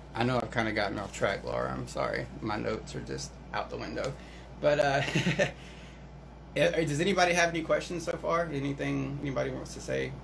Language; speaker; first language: English; native; English